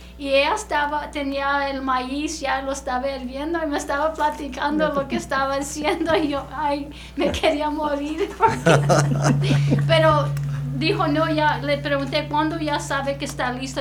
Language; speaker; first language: Spanish; early bilingual, other home language; English